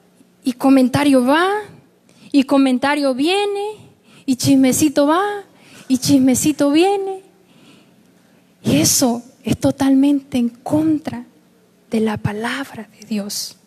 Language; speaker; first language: Spanish; native; Spanish